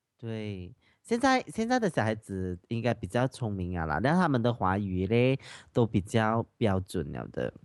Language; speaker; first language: Chinese; native; Chinese